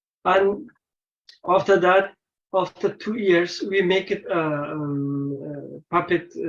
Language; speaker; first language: English; non-native, learner; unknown